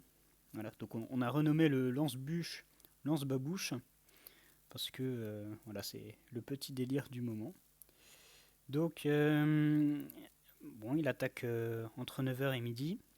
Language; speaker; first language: French; native; French